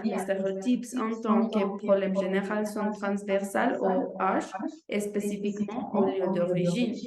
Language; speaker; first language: French; non-native, learner; Spanish